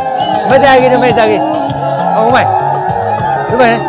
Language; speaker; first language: Portuguese; non-native, learner; Vietnamese